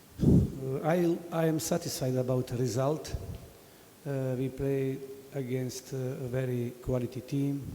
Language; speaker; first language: English; non-native, fluent; Serbian